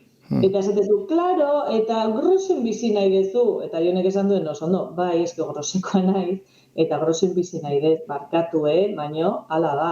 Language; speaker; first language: Basque; non-native, local second language; Spanish